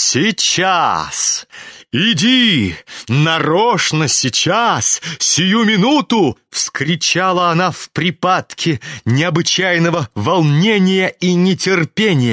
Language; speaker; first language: Russian; native; Russian